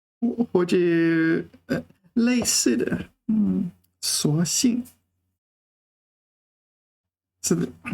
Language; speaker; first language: Chinese; non-native, learner; English